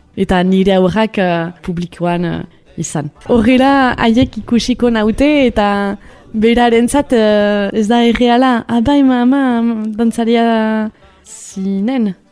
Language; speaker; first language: Basque; early bilingual, other home language; Spanish